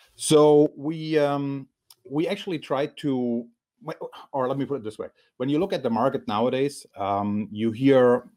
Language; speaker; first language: English; non-native, fluent; German